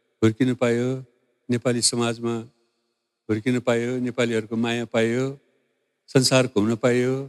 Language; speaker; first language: Nepali; non-native, local second language; Newari